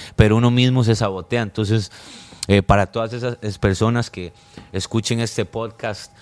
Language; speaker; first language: Spanish; non-native, fluent; French